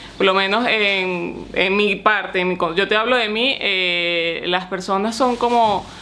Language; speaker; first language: Spanish; native; Spanish